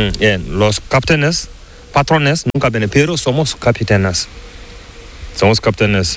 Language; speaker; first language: Spanish; non-native, learner; Fula